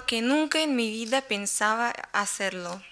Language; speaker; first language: Spanish; non-native, learner; Russian